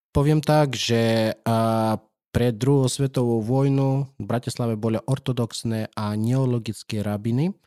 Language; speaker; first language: Slovak; non-native, fluent; Russian